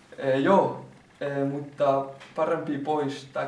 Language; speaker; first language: Finnish; non-native, learner; Spanish